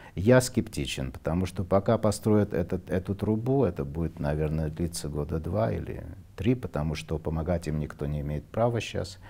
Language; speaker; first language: Russian; non-native, local second language; Armenian